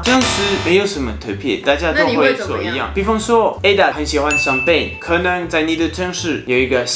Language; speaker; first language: Chinese; non-native, fluent; French